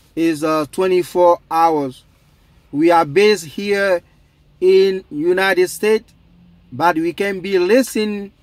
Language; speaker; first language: English; non-native, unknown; Dyula